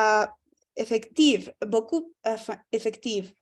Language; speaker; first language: French; non-native, fluent; Spanish